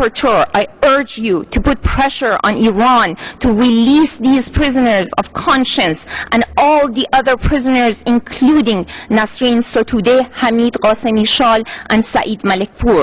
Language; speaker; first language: English; non-native, fluent; Persian